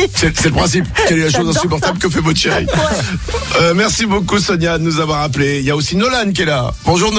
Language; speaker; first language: French; native; French